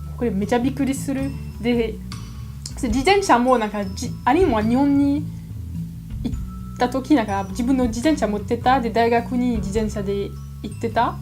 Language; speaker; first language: Japanese; non-native, learner; French